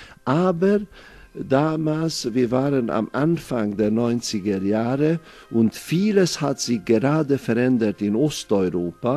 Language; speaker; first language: German; non-native, fluent; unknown